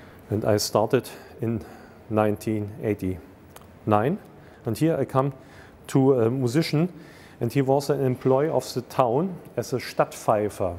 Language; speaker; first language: English; non-native, fluent; German